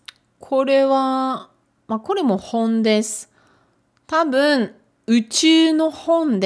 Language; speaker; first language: Japanese; non-native, fluent; French